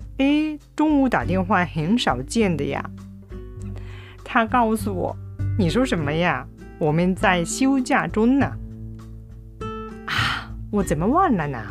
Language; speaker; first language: Chinese; non-native, fluent; Japanese